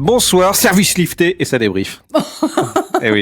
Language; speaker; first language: French; native; French